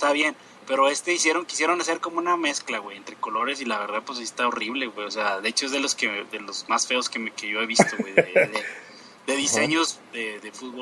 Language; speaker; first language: Spanish; native; Spanish